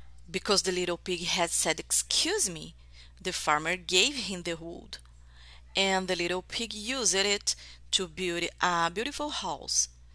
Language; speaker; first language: English; non-native, fluent; Portuguese